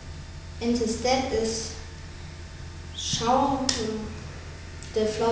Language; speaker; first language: English; non-native, learner; German